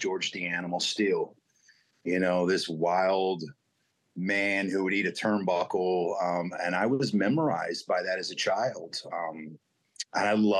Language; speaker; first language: English; native; English